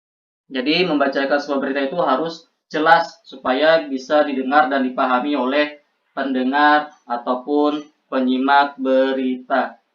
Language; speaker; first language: Indonesian; native; Indonesian